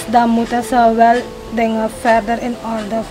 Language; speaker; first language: Dutch; non-native, local second language; Caribbean Hindustani